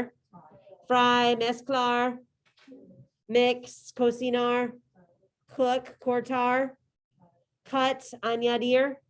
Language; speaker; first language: Spanish; non-native, learner; English